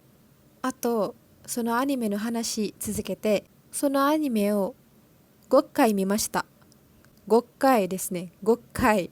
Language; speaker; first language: Japanese; non-native, learner; Malay